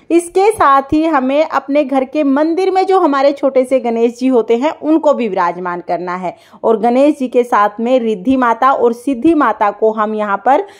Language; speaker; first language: Hindi; native; Hindi